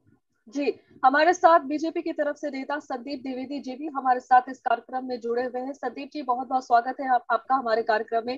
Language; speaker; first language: Hindi; native; Hindi